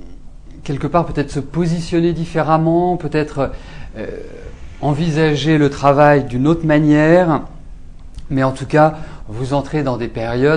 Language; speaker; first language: French; native; French